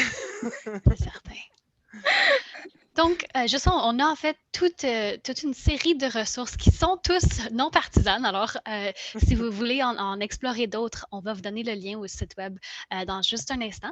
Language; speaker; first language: French; native; French